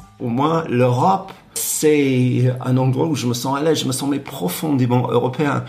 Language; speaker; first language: French; non-native, fluent; English